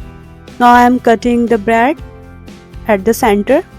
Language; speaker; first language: English; non-native, local second language; Urdu